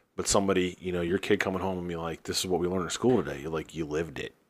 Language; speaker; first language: English; native; English